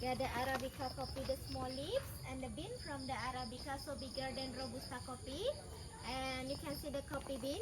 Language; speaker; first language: English; non-native, fluent; Indonesian